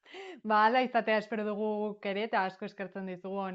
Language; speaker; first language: Basque; native; Basque